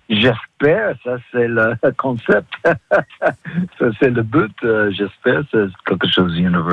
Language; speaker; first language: French; non-native, fluent; English